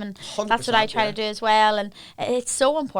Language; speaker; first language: English; native; English